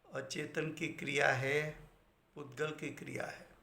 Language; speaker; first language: Hindi; non-native, local second language; Gujarati